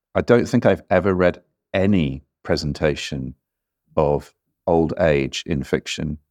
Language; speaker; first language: English; native; English